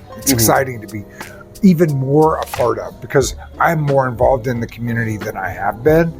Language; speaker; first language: English; native; English